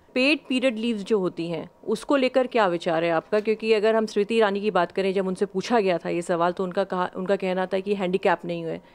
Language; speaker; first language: Hindi; native; Hindi